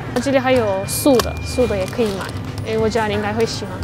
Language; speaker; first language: Chinese; non-native, fluent; Turkish